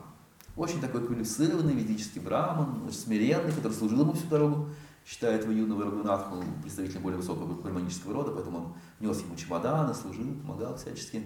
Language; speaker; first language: Russian; native; Russian